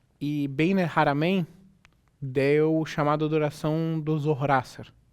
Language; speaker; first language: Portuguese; native; Portuguese